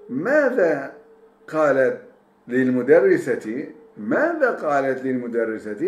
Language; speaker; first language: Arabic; non-native, fluent; Turkish